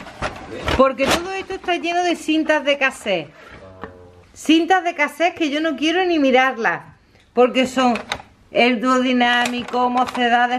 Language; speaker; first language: Spanish; native; Spanish